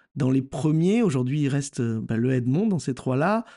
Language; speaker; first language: French; native; French